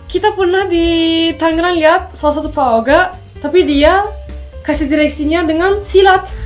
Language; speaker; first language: Indonesian; non-native, fluent; Turkish